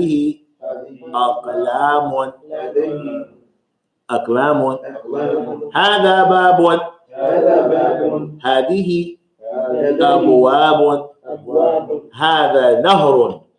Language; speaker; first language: Arabic; non-native, fluent; English